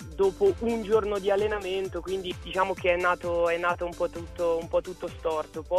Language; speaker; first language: Italian; early bilingual, other home language; French